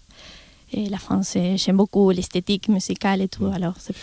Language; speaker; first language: French; non-native, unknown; Spanish